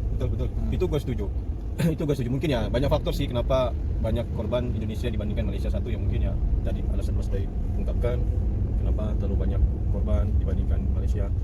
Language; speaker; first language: Indonesian; native; Indonesian